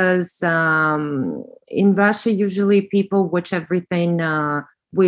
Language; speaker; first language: English; non-native, fluent; Russian